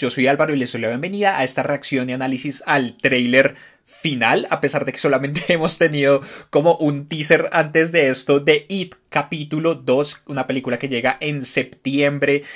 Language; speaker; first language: Spanish; native; Spanish